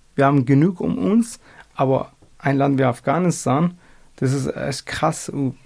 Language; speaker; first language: German; non-native, fluent; Persian